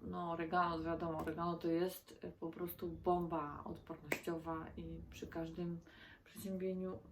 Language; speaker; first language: Polish; native; Polish